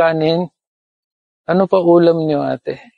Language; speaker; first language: Filipino; non-native, learner; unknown